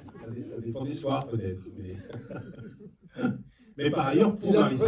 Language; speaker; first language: French; native; French